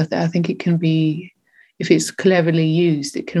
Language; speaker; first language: English; native; English